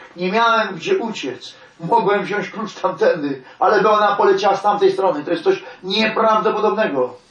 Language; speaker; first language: Polish; native; Polish